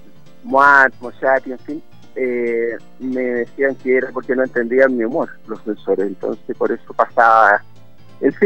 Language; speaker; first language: Spanish; native; Spanish